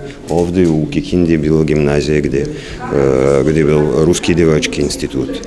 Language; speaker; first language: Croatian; non-native, learner; Russian